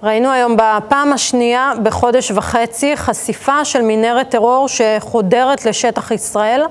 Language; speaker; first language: Hebrew; native; Hebrew